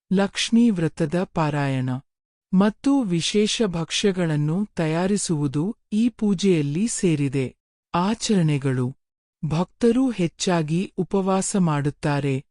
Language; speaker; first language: Kannada; native; Kannada